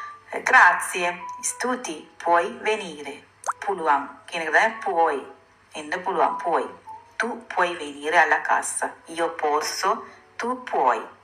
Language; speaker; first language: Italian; non-native, fluent; Sinhala